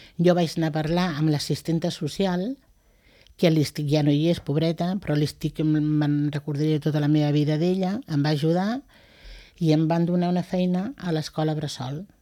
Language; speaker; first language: Catalan; non-native, local second language; Spanish